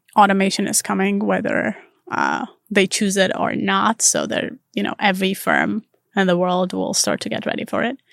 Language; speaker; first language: English; non-native, fluent; Armenian